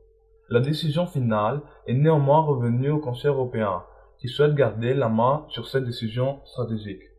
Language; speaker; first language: French; non-native, learner; Greek